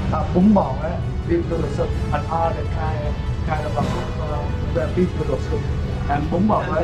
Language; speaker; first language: English; non-native, learner; Vietnamese